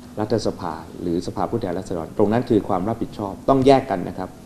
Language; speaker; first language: Thai; native; Thai